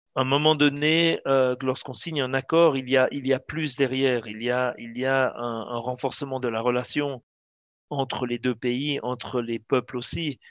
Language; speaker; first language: French; native; French